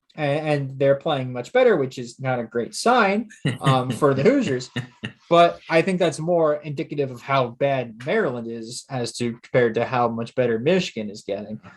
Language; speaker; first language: English; native; English